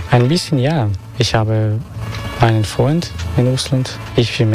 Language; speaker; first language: German; non-native, fluent; Russian